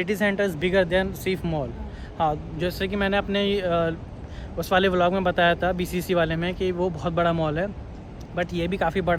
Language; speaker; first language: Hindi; native; Hindi